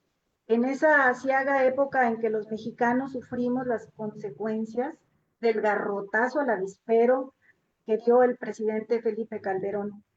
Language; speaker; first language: Spanish; native; Spanish